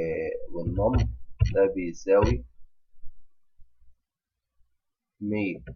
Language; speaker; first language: Arabic; native; Arabic